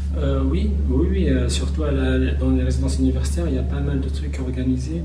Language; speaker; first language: French; non-native, local second language; Kabyle